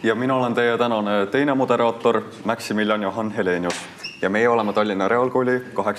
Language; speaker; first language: Estonian; native; Estonian